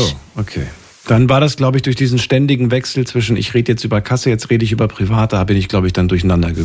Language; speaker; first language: German; native; German